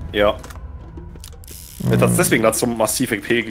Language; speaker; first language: German; native; German